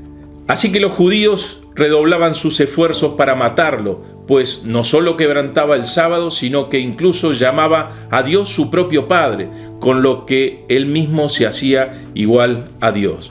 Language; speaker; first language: Spanish; native; Spanish